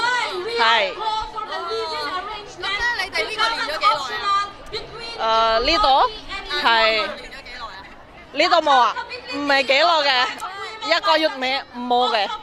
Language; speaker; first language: Cantonese; non-native, fluent; Indonesian